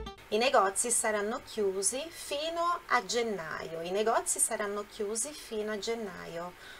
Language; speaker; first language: Italian; non-native, fluent; Portuguese